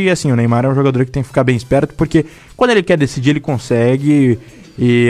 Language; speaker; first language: Portuguese; native; Portuguese